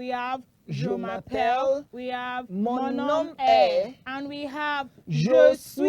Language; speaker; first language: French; non-native, fluent; Yoruba